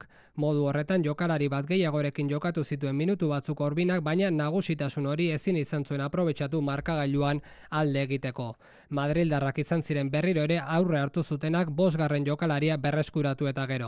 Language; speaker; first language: Basque; native; Basque